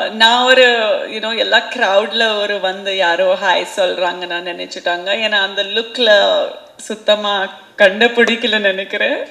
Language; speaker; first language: Tamil; non-native, local second language; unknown